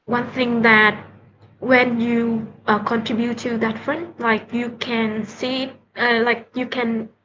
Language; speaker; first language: English; non-native, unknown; Vietnamese